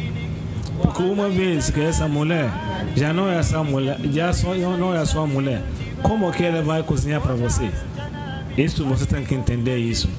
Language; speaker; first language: Portuguese; non-native, learner; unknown